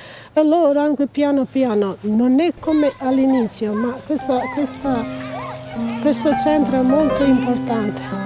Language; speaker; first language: Italian; non-native, learner; Albanian